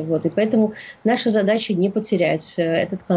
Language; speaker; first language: Russian; native; Russian